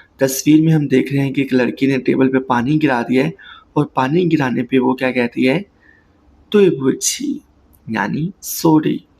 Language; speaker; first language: Urdu; native; Urdu